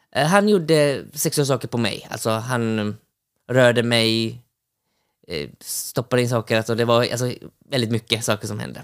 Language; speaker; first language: Swedish; early bilingual, other home language; Finnish